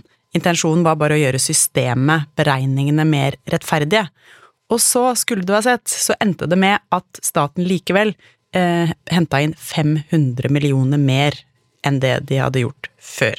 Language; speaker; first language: Norwegian; native; Norwegian